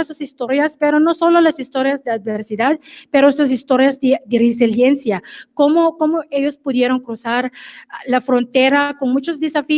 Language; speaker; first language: Spanish; non-native, fluent; English